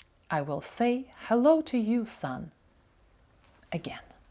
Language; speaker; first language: English; non-native, fluent; Ukrainian